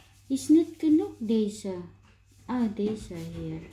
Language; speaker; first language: Dutch; non-native, learner; Filipino